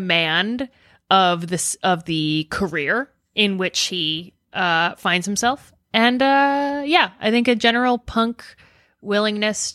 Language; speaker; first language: English; native; English